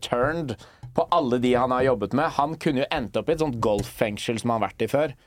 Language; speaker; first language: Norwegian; early bilingual, other home language; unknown